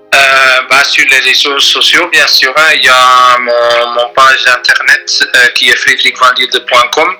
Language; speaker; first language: French; non-native, fluent; Dutch